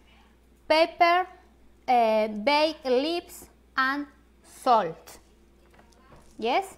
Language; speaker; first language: English; non-native, learner; Spanish